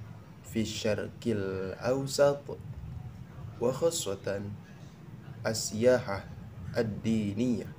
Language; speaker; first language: Arabic; non-native, learner; Indonesian